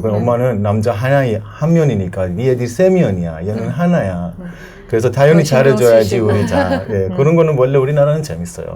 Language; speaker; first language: Korean; non-native, learner; Persian